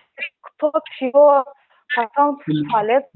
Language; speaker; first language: Russian; non-native, learner; Turkmen